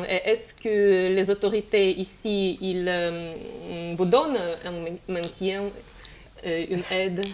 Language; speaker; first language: French; non-native, fluent; Russian